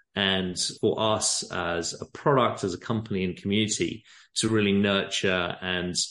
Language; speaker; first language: English; native; English